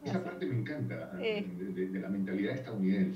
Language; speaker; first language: Spanish; native; Spanish